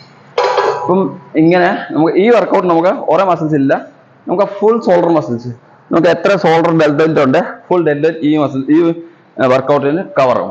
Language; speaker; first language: Malayalam; non-native, learner; Assamese